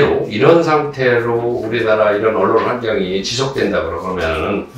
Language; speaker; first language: Korean; native; Korean